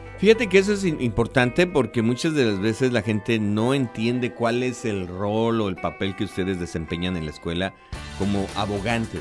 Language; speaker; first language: Spanish; native; Spanish